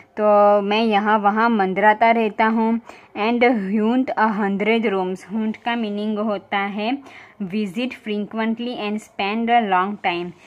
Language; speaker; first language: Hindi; non-native, local second language; Gujarati